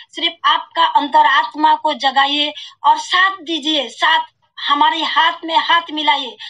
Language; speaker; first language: Hindi; non-native, local second language; Assamese